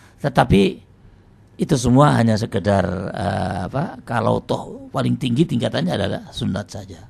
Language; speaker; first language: Indonesian; non-native, local second language; Javanese